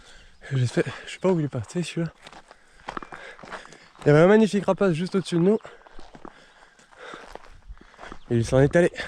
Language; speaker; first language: French; native; French